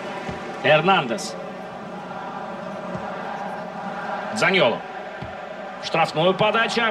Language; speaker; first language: Russian; native; Russian